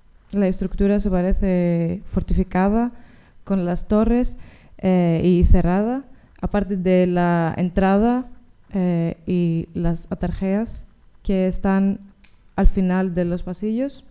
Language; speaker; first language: Spanish; non-native, learner; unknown